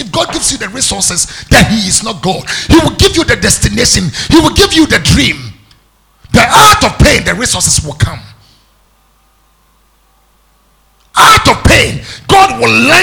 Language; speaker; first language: English; non-native, local second language; Akan